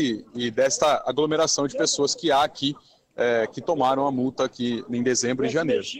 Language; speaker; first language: Portuguese; native; Portuguese